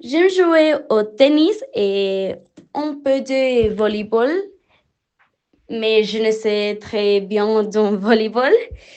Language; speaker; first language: French; non-native, learner; Spanish